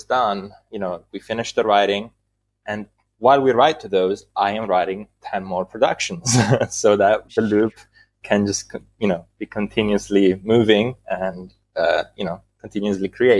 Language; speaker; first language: English; non-native, fluent; Italian